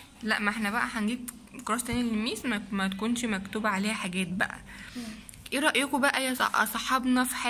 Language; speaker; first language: Arabic; native; Arabic